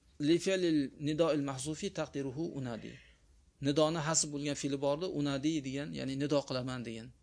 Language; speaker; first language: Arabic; non-native, fluent; Uzbek